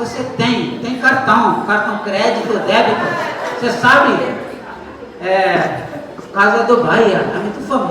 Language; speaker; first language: Portuguese; non-native, learner; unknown